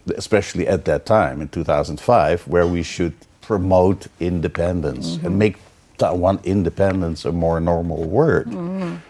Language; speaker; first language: English; non-native, fluent; Dutch